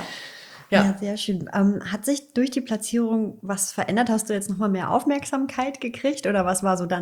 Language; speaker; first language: German; native; German